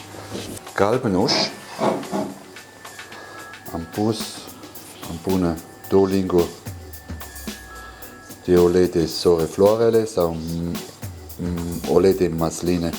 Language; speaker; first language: Romanian; non-native, learner; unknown